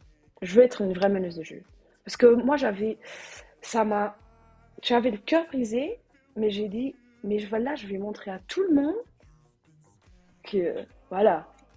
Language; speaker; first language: French; non-native, learner; Dutch